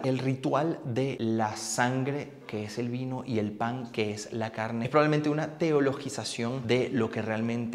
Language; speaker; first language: Spanish; native; Spanish